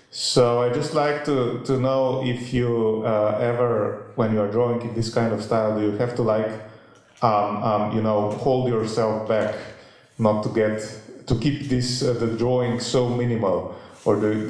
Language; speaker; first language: English; non-native, fluent; Slovenian